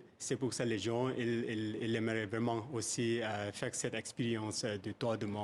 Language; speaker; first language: French; non-native, fluent; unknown